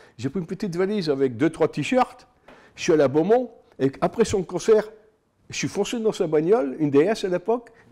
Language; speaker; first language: French; native; French